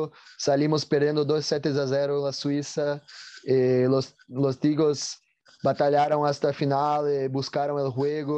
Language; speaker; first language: Spanish; non-native, learner; Portuguese